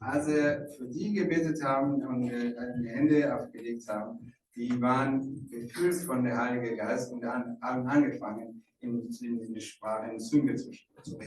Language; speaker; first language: German; non-native, fluent; Rundi